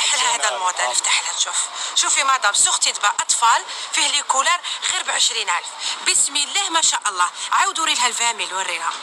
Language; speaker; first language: Arabic; native; Arabic